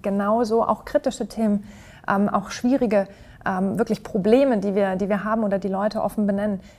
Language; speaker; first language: German; native; German